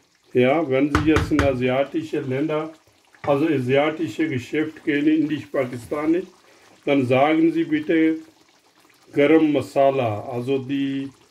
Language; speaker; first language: German; non-native, learner; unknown